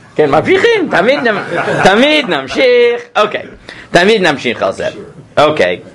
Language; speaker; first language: Hebrew; non-native, fluent; English